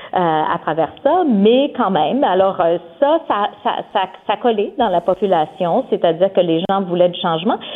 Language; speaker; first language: French; native; French